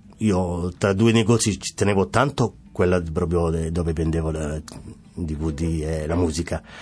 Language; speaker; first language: Italian; non-native, fluent; Somali